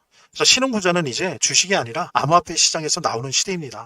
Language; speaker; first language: Korean; native; Korean